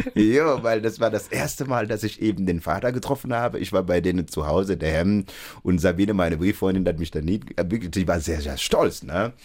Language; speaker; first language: German; non-native, fluent; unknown